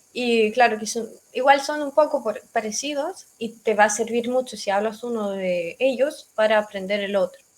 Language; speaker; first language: Spanish; non-native, fluent; Russian